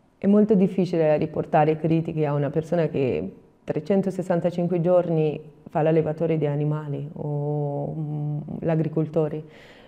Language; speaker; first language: Italian; non-native, fluent; Romanian